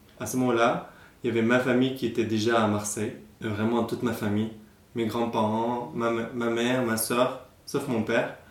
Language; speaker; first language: French; non-native, fluent; Arabic